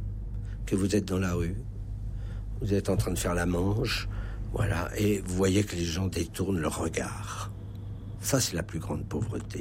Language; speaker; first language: French; native; French